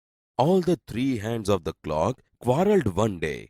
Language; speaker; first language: English; non-native, local second language; Gujarati